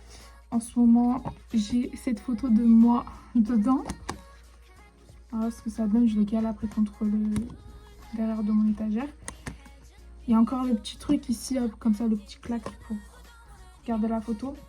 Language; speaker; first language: French; native; French